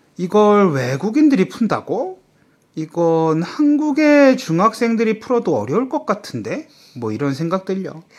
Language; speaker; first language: Korean; native; Korean